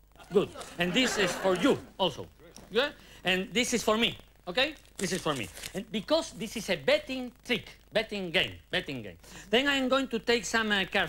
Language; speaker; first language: English; non-native, learner; Spanish